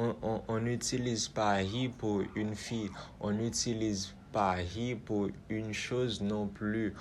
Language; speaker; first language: French; non-native, local second language; Haitian Creole